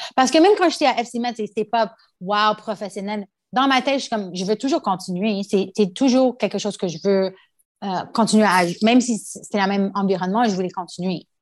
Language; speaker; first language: French; non-native, local second language; English